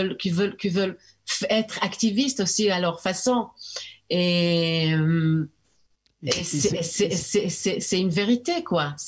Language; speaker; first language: French; early bilingual, heritage; French